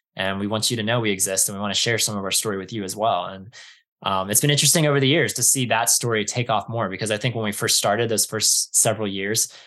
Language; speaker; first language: English; native; English